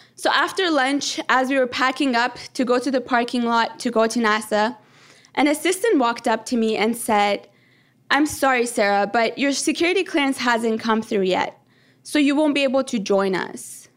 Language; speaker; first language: English; early bilingual, other home language; Persian